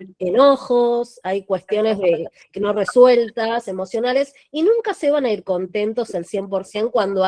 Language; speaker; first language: Spanish; native; Spanish